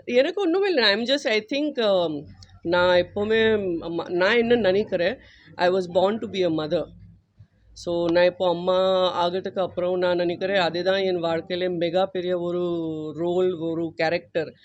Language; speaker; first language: Tamil; non-native, learner; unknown